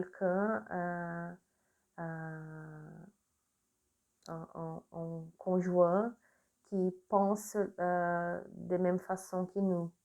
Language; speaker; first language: French; non-native, learner; Portuguese